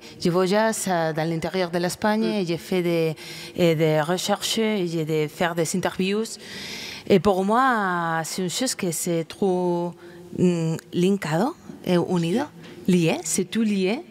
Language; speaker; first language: French; non-native, fluent; Spanish